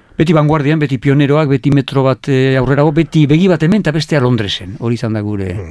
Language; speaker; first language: Basque; native; Basque